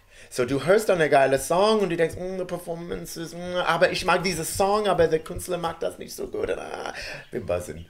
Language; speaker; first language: German; non-native, fluent; English